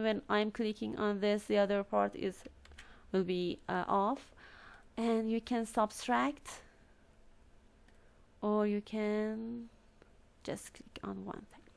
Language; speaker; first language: English; non-native, fluent; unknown